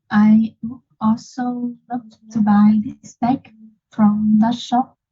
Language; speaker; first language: English; non-native, learner; Vietnamese